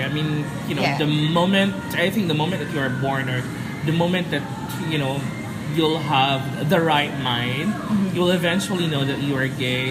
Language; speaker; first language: English; non-native, local second language; Cebuano